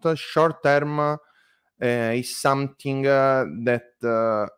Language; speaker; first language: English; non-native, learner; Italian